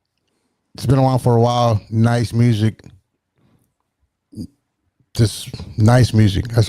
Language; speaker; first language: English; native; English